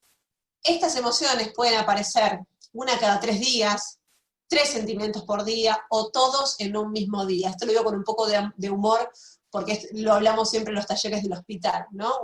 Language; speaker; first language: Spanish; native; Spanish